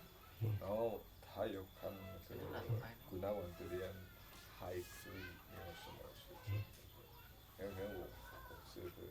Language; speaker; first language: Chinese; non-native, learner; Indonesian